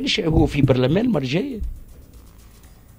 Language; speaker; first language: Arabic; native; Arabic